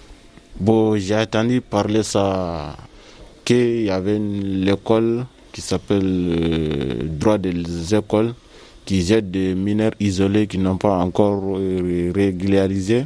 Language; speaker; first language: French; non-native, learner; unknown